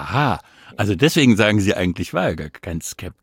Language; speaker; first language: German; native; German